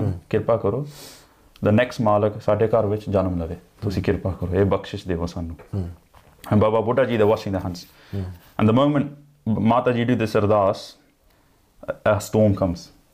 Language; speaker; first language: Punjabi; early bilingual, heritage; Punjabi